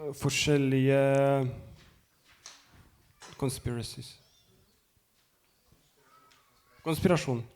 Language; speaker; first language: Norwegian; non-native, fluent; Lithuanian